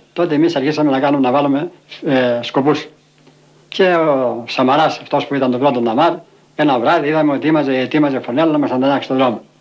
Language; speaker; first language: Greek; native; Greek